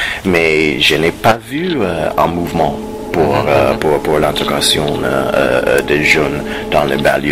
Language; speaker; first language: French; non-native, fluent; English